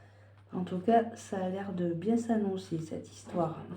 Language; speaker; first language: French; native; French